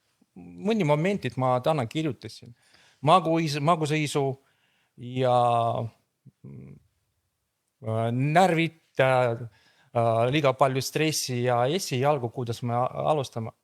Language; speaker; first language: Estonian; non-native, fluent; Russian